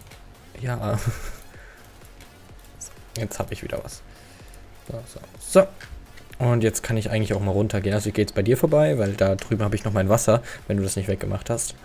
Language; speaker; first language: German; native; German